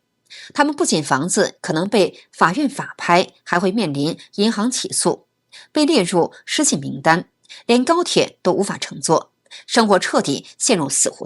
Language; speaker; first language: Chinese; native; Chinese